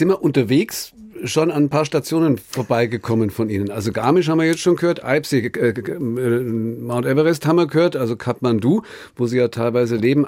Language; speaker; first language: German; native; German